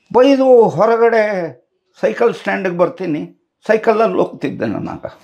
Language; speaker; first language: Kannada; non-native, local second language; Tamil